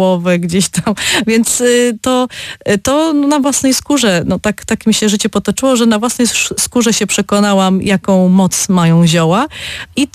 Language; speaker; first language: Polish; native; Polish